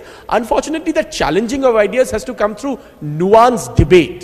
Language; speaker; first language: English; non-native, local second language; Bangla